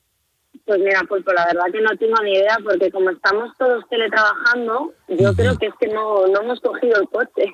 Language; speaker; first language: Spanish; native; Spanish